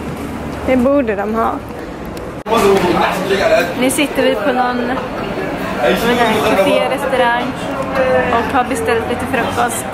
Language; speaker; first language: Swedish; native; Swedish